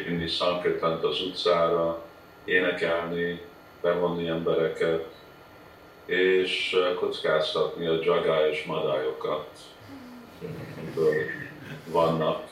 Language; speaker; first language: Hungarian; early bilingual, heritage; Hungarian